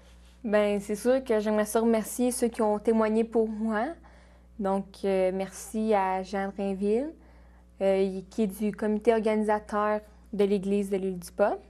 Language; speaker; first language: French; native; French